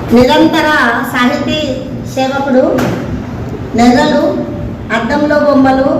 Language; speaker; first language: Telugu; native; Telugu